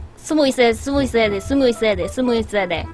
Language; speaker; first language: Korean; native; Korean